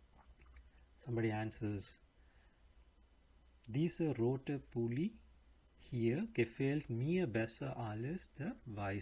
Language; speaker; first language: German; non-native, learner; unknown